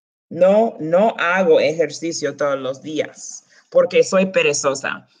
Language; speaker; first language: Spanish; early bilingual, heritage; Spanish